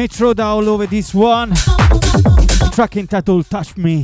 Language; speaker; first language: English; non-native, fluent; Italian